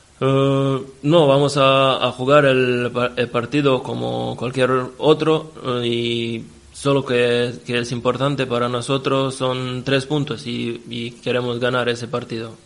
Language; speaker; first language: Spanish; non-native, fluent; Serbian